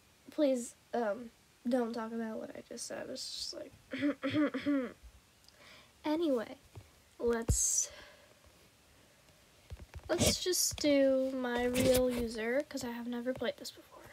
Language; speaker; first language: English; native; English